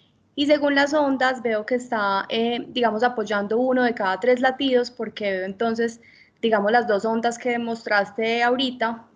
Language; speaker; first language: Spanish; native; Spanish